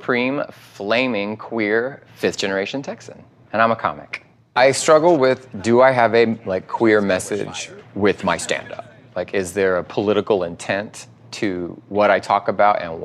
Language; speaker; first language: English; native; English